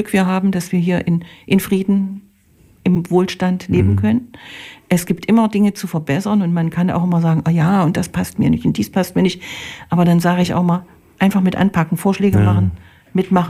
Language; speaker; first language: German; native; German